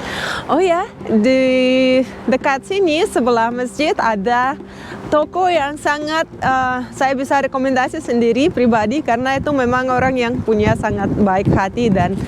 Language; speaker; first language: Indonesian; non-native, fluent; Russian